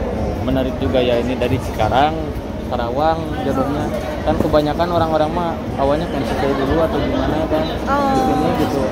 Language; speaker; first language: Indonesian; non-native, local second language; Sundanese